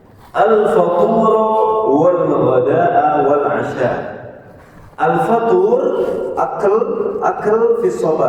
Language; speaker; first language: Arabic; non-native, fluent; Indonesian